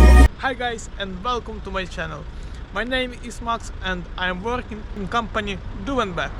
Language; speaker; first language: English; non-native, learner; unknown